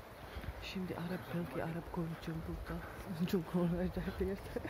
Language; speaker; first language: Turkish; non-native, learner; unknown